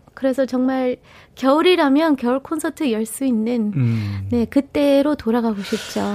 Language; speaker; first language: Korean; non-native, fluent; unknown